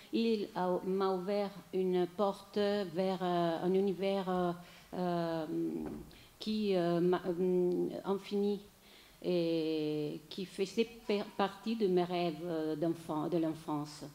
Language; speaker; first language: French; non-native, fluent; Italian